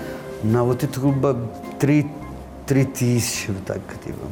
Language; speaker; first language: Russian; non-native, learner; Italian